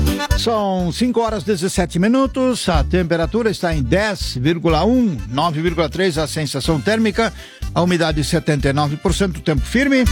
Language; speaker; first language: Portuguese; native; Portuguese